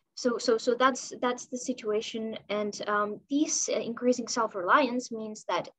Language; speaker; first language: English; non-native, fluent; Chinese